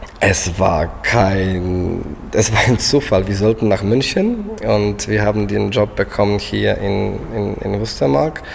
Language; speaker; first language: German; non-native, fluent; Polish